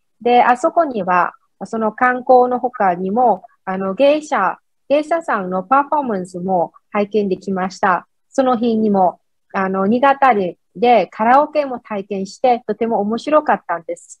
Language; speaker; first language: Japanese; non-native, fluent; Vietnamese